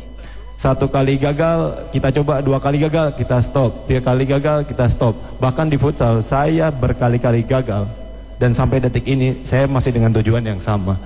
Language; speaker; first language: Indonesian; native; Indonesian